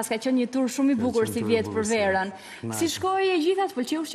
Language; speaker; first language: Albanian; native; Albanian